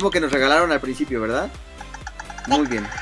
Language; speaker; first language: Spanish; native; Spanish